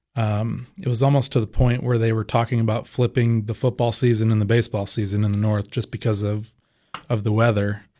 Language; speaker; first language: English; native; English